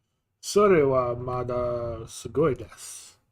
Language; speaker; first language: Japanese; non-native, learner; English